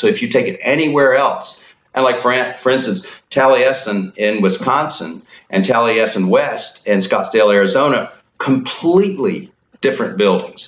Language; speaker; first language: English; native; English